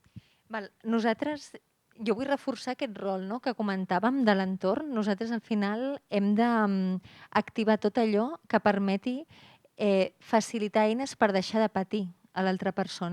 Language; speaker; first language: Catalan; native; Catalan